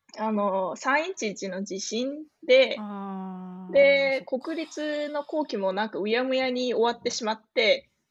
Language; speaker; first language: Japanese; native; Japanese